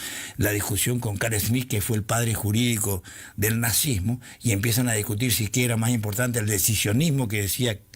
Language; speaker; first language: Spanish; native; Spanish